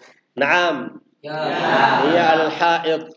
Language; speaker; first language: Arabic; non-native, fluent; Indonesian